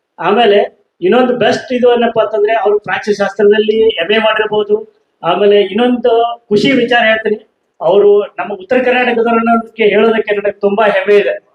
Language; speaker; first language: Kannada; native; Kannada